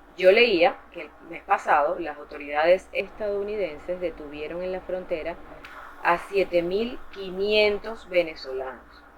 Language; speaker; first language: Spanish; native; Spanish